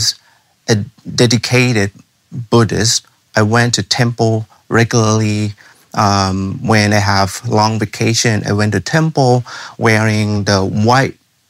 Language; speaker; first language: English; non-native, fluent; Thai